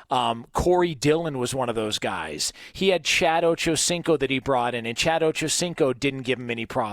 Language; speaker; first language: English; native; English